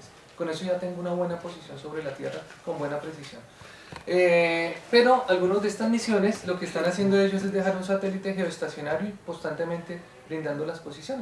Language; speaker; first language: Spanish; native; Spanish